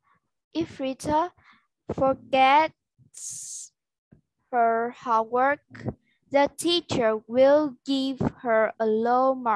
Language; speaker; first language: English; non-native, learner; Vietnamese